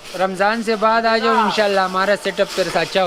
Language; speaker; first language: Hindi; non-native, local second language; Pashto